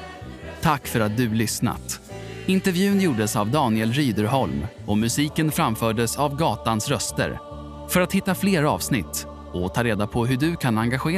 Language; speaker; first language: Swedish; native; Swedish